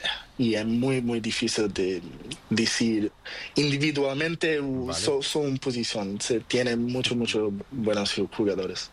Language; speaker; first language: Spanish; non-native, learner; Portuguese